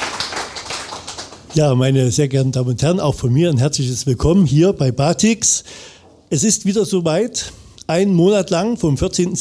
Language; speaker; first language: German; native; German